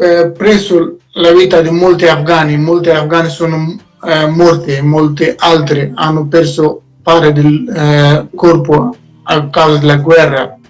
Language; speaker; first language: Italian; non-native, learner; Persian